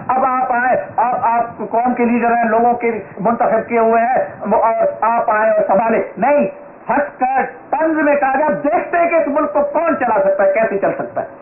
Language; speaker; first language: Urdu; non-native, local second language; Sindhi